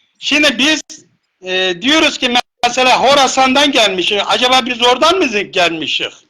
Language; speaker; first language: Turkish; non-native, local second language; Zaza